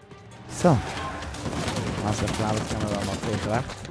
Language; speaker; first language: German; native; German